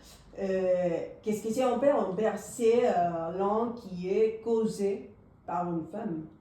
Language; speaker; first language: French; non-native, fluent; Spanish